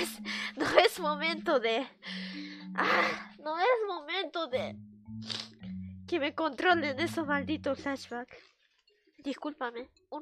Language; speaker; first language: Spanish; non-native, fluent; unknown